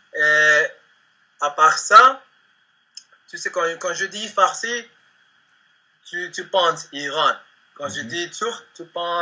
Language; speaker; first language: French; non-native, learner; Spanish